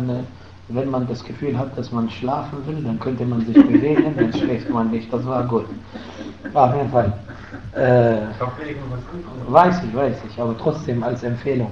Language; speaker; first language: German; non-native, fluent; Arabic